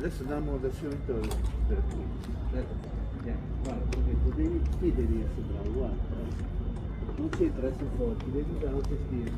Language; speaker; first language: Italian; native; Italian